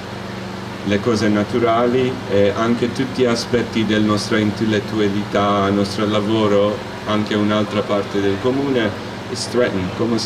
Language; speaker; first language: Italian; non-native, learner; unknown